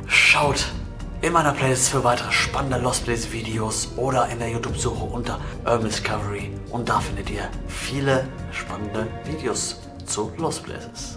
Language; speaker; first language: German; native; German